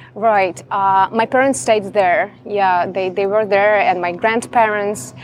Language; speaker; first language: English; non-native, fluent; Russian